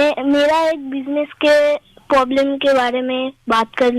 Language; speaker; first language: Hindi; non-native, local second language; Bangla